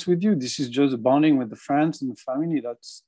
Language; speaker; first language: English; non-native, fluent; French